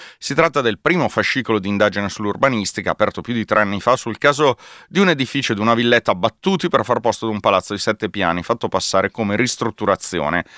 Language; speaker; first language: Italian; native; Italian